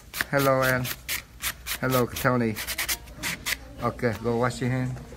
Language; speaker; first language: English; non-native, learner; Vietnamese